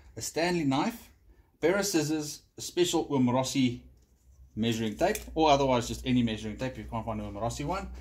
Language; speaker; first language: English; non-native, local second language; Afrikaans